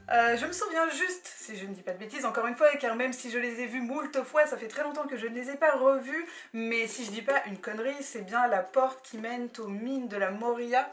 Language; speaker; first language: French; native; French